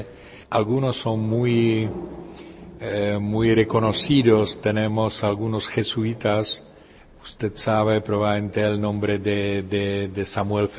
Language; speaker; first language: Spanish; non-native, fluent; Czech